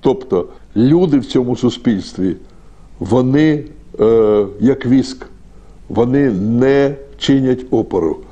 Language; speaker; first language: Ukrainian; native; Ukrainian